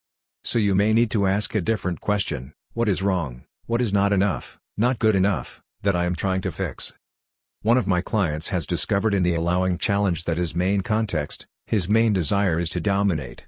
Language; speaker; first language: English; non-native, fluent; Hungarian